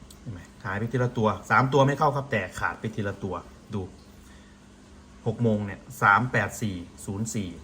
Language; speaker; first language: Thai; native; Thai